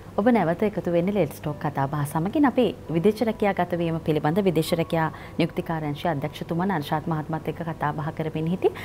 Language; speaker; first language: Sinhala; native; Sinhala